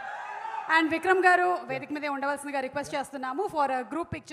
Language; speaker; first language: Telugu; native; Telugu